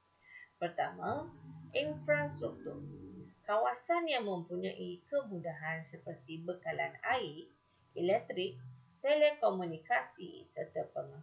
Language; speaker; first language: Malay; native; Malay